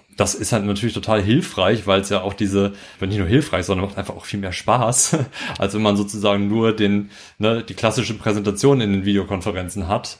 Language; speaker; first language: German; native; German